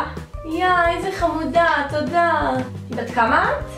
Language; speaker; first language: Hebrew; native; Hebrew